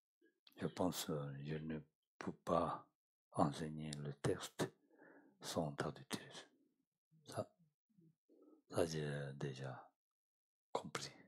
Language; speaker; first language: French; non-native, learner; Tibetan